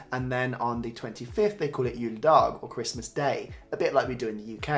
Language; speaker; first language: English; native; English